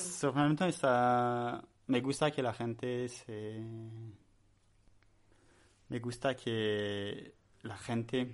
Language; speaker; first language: Spanish; non-native, learner; French